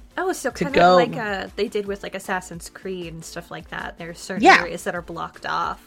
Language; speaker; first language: English; native; English